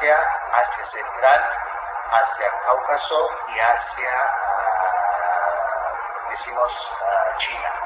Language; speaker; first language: Spanish; non-native, fluent; Azerbaijani